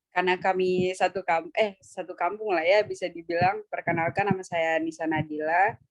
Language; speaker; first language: Indonesian; native; Indonesian